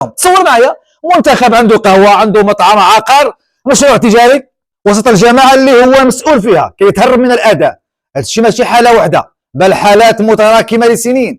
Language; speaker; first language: Arabic; native; Arabic